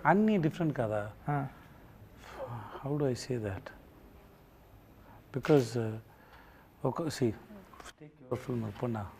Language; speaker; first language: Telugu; non-native, learner; Tamil